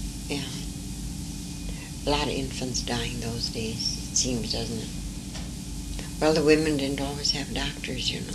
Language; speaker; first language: English; early bilingual, other home language; French